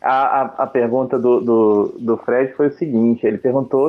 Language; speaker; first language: Portuguese; native; Portuguese